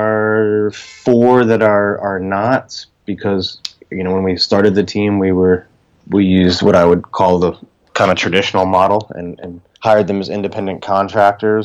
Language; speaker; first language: English; native; English